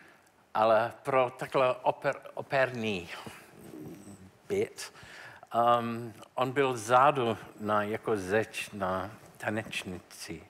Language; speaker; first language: Czech; non-native, learner; English